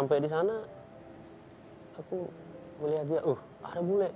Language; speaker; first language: Indonesian; native; Indonesian